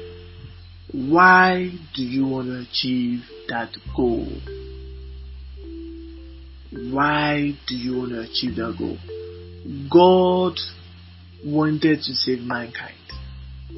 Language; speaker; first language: English; non-native, local second language; Yoruba